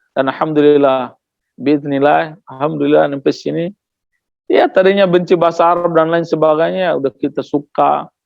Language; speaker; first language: Indonesian; non-native, local second language; Tetum